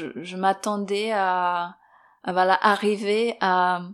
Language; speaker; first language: French; non-native, fluent; Serbian